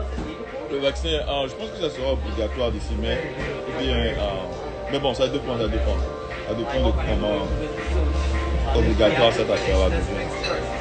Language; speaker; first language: French; non-native, local second language; Baoulé